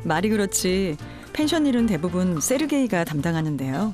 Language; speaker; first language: Korean; native; Korean